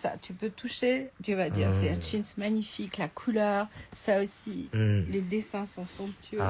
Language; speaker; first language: French; native; French